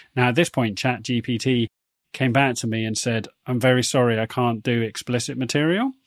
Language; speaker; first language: English; native; English